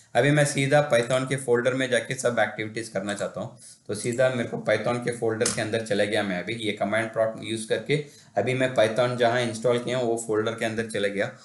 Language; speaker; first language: Hindi; non-native, local second language; Tamil